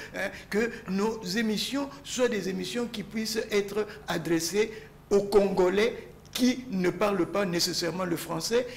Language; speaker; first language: French; non-native, local second language; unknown